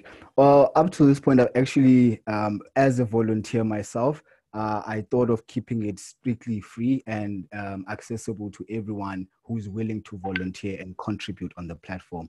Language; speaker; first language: English; non-native, local second language; Xhosa